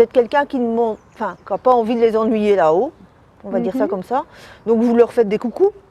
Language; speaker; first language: French; native; French